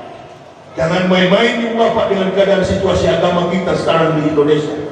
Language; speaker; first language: Indonesian; native; Indonesian